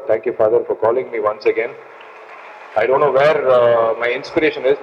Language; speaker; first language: Tamil; native; Tamil